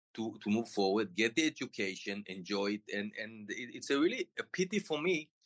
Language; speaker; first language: English; non-native, fluent; Hebrew